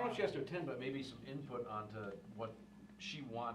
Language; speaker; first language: English; native; English